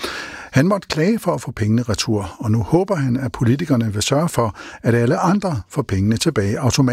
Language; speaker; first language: Danish; native; Danish